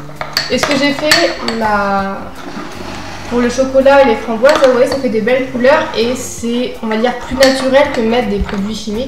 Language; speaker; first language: French; native; French